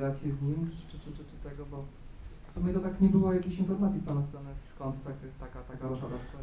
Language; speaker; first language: Polish; native; Polish